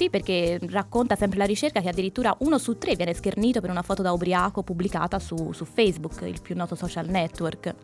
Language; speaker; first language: Italian; native; Italian